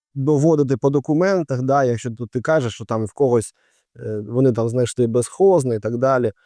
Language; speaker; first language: Ukrainian; native; Ukrainian